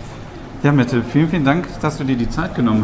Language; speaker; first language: German; native; German